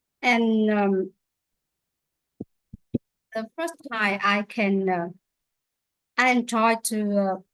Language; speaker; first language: English; non-native, learner; Vietnamese